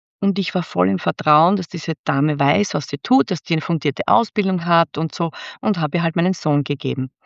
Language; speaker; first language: German; native; German